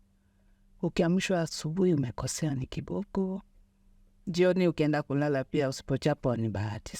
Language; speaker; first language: Swahili; native; Swahili